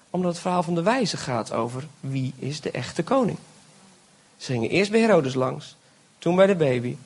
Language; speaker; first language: Dutch; native; Dutch